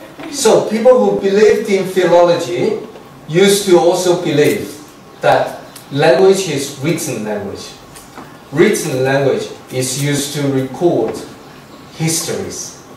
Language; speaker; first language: English; non-native, fluent; Chinese